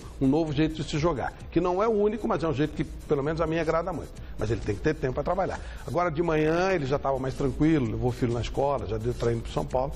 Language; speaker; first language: Portuguese; native; Portuguese